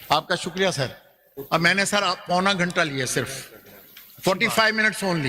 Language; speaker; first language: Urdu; non-native, local second language; Punjabi